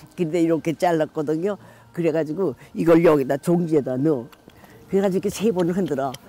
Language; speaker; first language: Korean; native; Korean